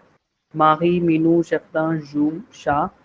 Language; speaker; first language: French; non-native, fluent; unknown